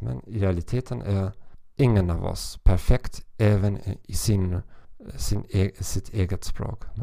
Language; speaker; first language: Swedish; non-native, learner; German